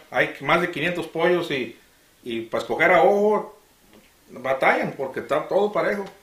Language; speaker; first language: Spanish; native; Spanish